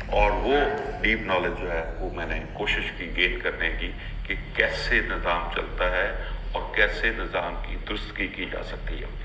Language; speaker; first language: Urdu; non-native, local second language; Punjabi